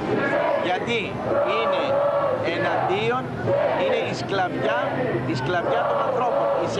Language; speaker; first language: Greek; native; Greek